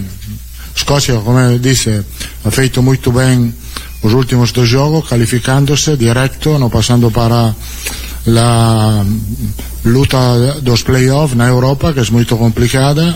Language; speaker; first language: Portuguese; non-native, learner; Italian